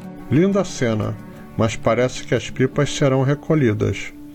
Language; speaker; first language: Portuguese; native; Portuguese